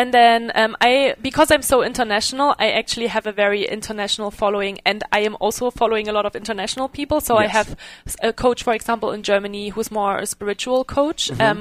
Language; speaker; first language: English; non-native, fluent; German